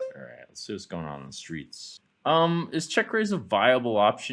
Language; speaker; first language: English; native; English